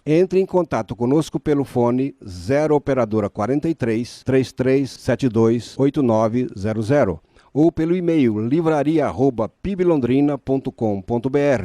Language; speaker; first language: Portuguese; native; Portuguese